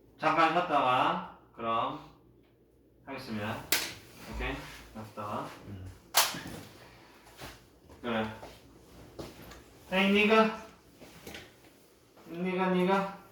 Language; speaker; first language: Korean; native; Korean